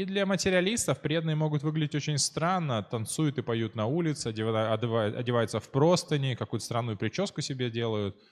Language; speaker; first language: Russian; native; Russian